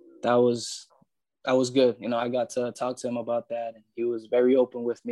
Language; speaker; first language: English; early bilingual, other home language; Spanish